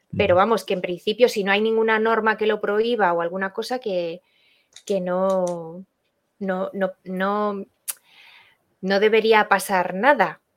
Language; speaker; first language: Spanish; non-native, learner; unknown